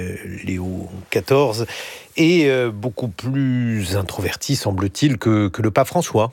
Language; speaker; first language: French; native; French